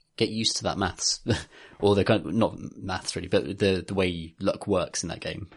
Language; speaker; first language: English; native; English